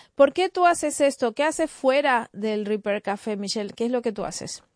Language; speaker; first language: Spanish; native; Spanish